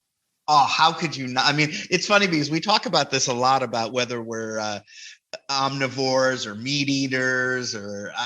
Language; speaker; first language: English; native; English